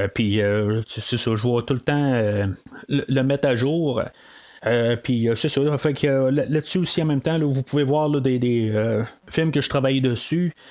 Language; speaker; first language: French; native; French